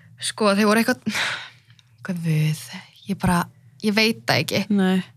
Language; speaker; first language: Icelandic; early bilingual, other home language; Central Kurdish